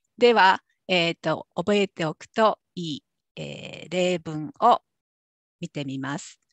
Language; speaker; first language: Japanese; native; Japanese